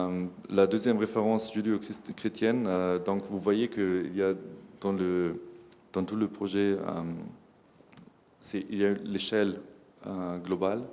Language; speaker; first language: French; non-native, fluent; German